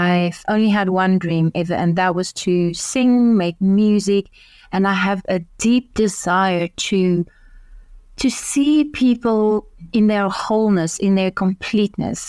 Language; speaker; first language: English; non-native, local second language; Afrikaans